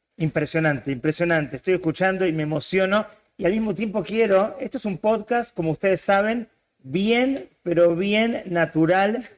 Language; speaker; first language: Spanish; native; Spanish